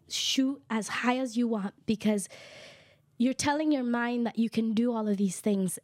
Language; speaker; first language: English; early bilingual, other home language; Kʼicheʼ